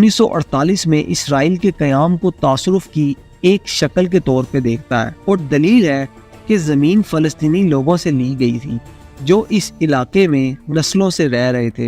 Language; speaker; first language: Urdu; native; Urdu